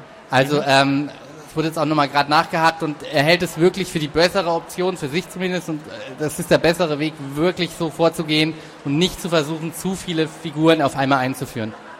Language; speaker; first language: German; native; German